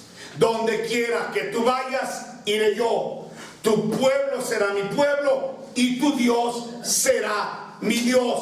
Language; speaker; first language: Spanish; native; Spanish